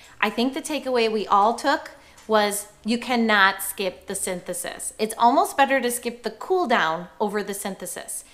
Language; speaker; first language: English; native; English